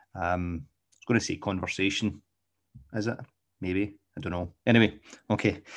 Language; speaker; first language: English; native; English